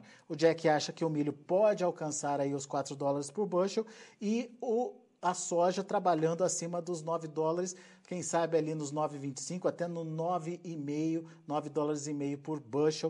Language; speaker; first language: Portuguese; native; Portuguese